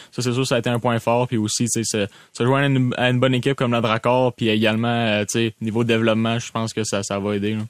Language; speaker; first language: French; native; French